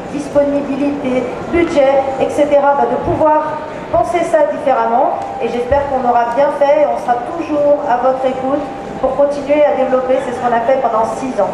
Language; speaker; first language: French; native; French